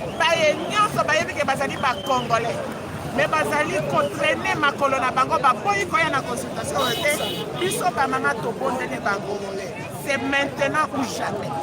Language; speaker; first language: Lingala; non-native, local second language; Luba-Lulua